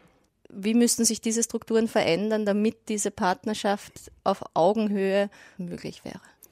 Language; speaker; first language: German; native; German